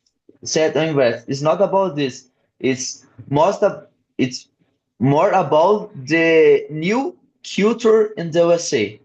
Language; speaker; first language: English; non-native, learner; Portuguese